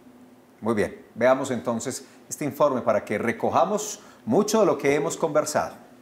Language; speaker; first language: Spanish; native; Spanish